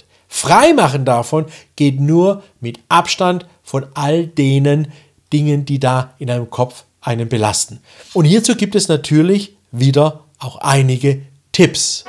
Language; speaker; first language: German; native; German